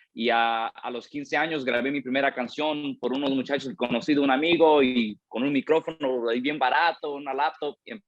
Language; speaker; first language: Spanish; early bilingual, heritage; Spanish